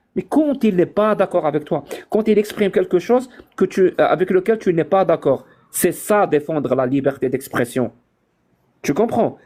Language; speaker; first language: French; non-native, local second language; Arabic